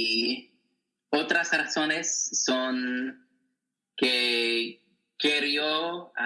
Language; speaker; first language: Spanish; non-native, learner; English